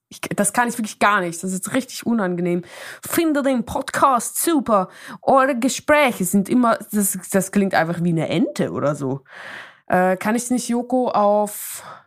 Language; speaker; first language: German; native; German